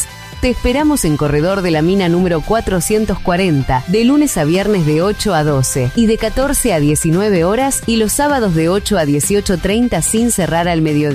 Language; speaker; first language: Spanish; native; Spanish